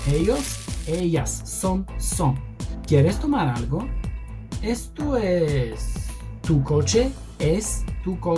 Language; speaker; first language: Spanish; non-native, fluent; Bulgarian